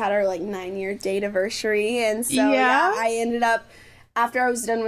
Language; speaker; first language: English; native; English